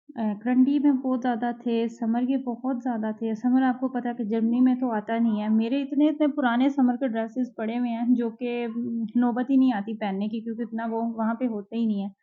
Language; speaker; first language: Urdu; native; Urdu